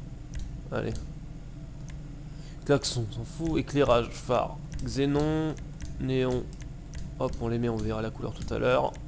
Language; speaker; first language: French; native; French